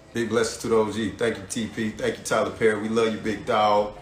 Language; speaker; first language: English; native; English